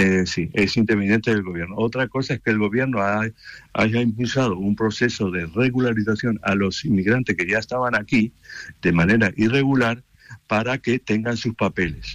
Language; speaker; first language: Spanish; native; Spanish